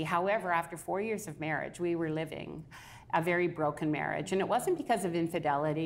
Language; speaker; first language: English; native; English